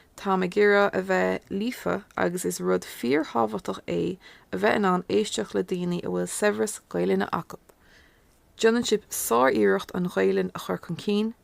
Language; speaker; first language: Irish; non-native, local second language; English